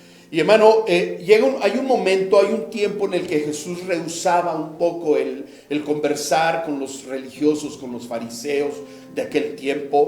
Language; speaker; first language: Spanish; native; Spanish